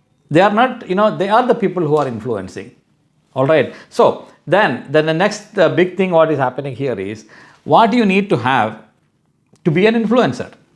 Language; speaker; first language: English; non-native, local second language; Malayalam